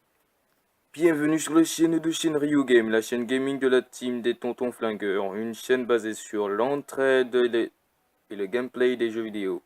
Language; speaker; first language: French; native; French